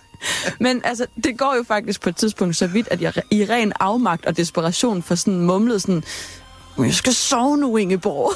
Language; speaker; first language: Danish; native; Danish